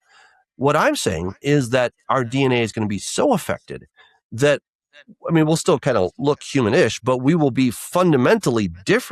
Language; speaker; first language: English; native; English